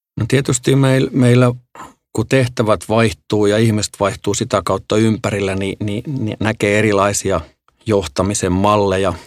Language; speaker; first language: Finnish; native; Finnish